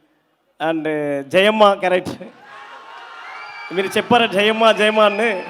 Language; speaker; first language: Telugu; non-native, fluent; Tamil